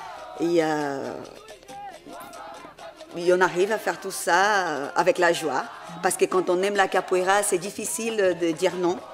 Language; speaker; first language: French; non-native, fluent; Portuguese